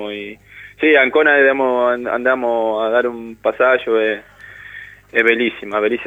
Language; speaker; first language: Italian; non-native, learner; Spanish